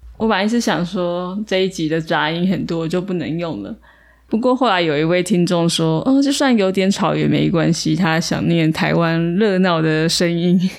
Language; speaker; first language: Chinese; native; Chinese